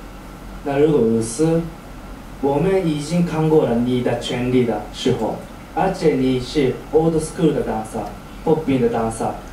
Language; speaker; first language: Chinese; non-native, learner; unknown